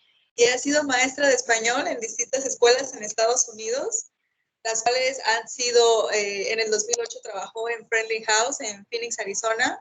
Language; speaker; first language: Spanish; native; Spanish